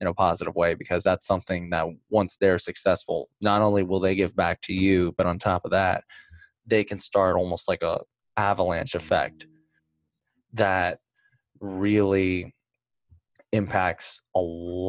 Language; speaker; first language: English; native; English